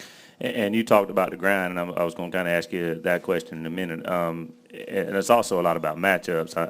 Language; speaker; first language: English; native; English